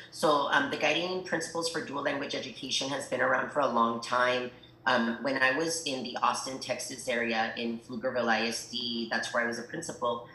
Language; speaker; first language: English; early bilingual, other home language; Spanish